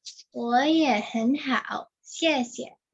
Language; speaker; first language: Chinese; non-native, learner; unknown